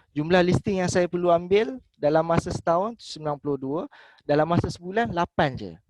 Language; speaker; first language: Malay; native; Malay